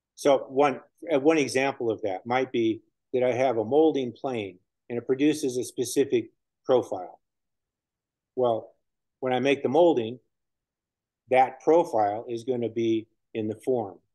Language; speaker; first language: English; native; English